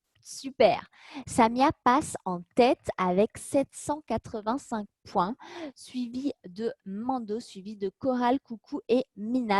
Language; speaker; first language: French; native; French